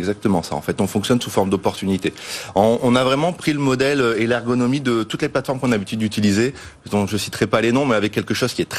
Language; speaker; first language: French; native; French